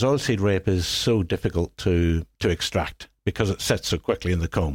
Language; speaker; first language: English; native; English